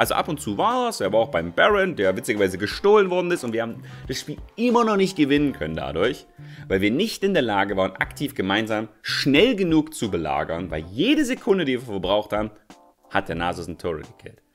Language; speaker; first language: German; native; German